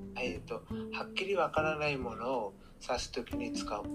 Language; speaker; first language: Japanese; non-native, learner; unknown